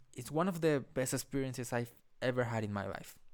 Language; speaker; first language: English; non-native, fluent; Spanish